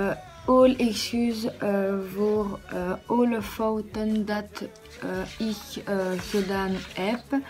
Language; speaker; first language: Dutch; non-native, learner; French